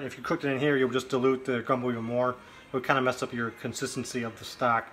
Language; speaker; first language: English; native; English